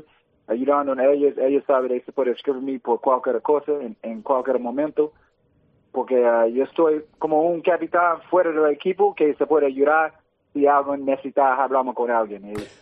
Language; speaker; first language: Spanish; early bilingual, heritage; English